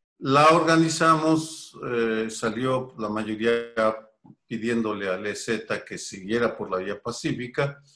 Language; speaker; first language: Spanish; native; Spanish